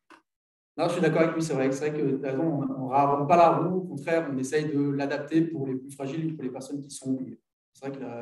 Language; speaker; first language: French; native; French